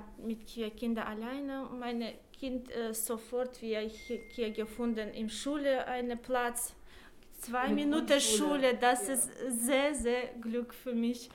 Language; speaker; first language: German; non-native, learner; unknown